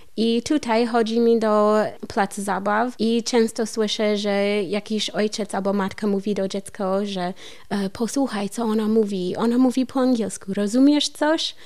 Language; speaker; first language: Polish; non-native, learner; English